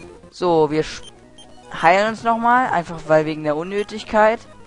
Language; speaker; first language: German; native; German